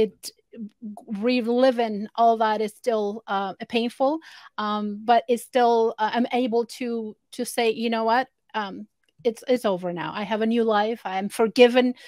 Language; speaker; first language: English; non-native, fluent; Spanish